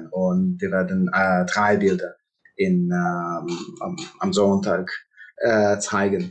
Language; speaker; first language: German; non-native, fluent; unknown